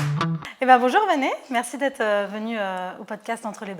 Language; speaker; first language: French; native; French